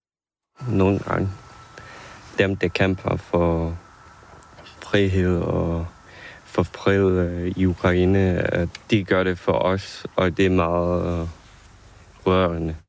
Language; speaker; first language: Danish; non-native, fluent; Ukrainian